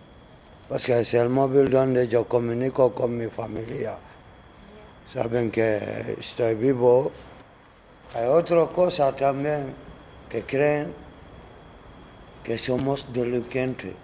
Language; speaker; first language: Spanish; non-native, learner; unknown